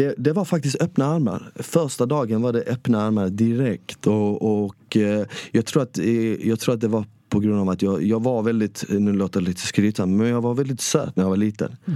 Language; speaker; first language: Swedish; early bilingual, other home language; Bosnian